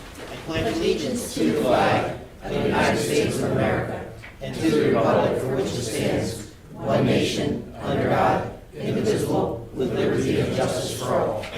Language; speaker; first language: English; native; English